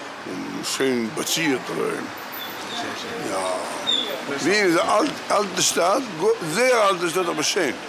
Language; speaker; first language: German; non-native, learner; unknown